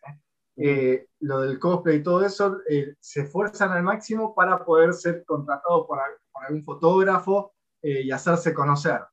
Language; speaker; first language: Spanish; native; Spanish